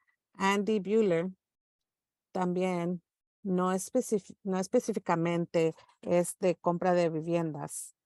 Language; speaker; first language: Spanish; early bilingual, heritage; English